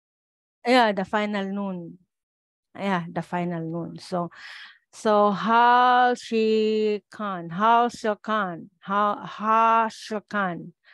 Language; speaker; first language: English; non-native, local second language; Filipino